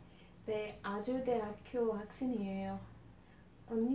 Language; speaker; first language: Korean; non-native, learner; Arabic